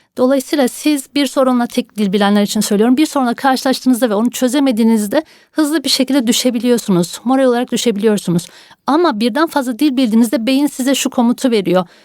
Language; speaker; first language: Turkish; native; Turkish